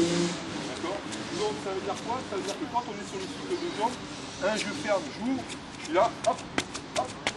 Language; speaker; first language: French; native; French